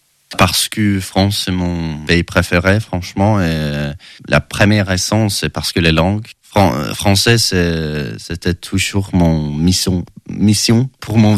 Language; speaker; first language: French; non-native, learner; Swedish